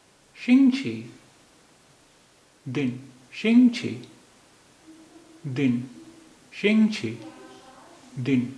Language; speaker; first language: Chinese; non-native, fluent; Urdu